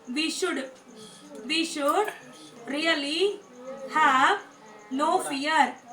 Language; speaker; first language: English; non-native, local second language; Tamil